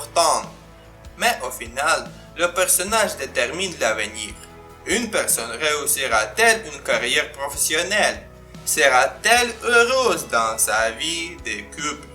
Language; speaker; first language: French; non-native, fluent; Ukrainian